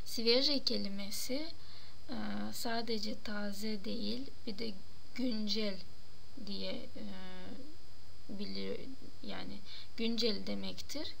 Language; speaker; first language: Turkish; non-native, fluent; Russian